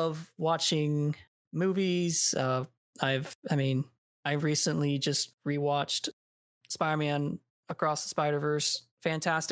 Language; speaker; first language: English; native; English